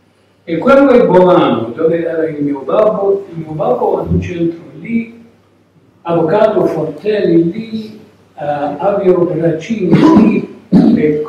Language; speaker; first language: Italian; non-native, learner; English